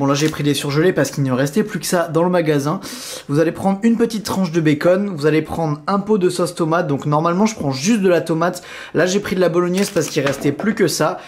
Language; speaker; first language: French; native; French